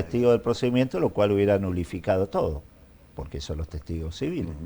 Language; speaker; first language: Spanish; native; Spanish